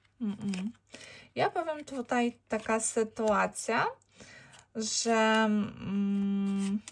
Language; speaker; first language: Polish; non-native, learner; Ukrainian